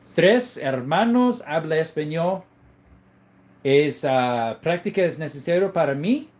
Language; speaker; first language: Spanish; non-native, learner; English